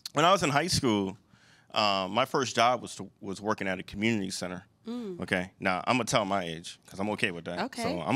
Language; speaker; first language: English; native; English